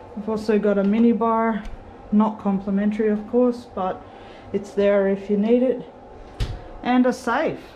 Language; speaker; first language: English; native; English